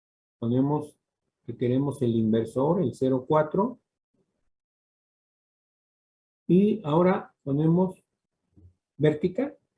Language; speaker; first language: Spanish; native; Spanish